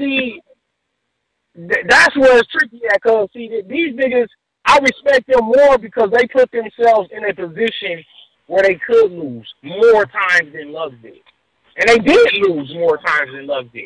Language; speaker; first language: English; native; English